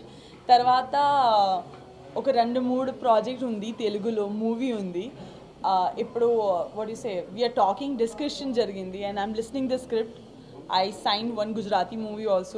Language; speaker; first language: Telugu; non-native, learner; Gujarati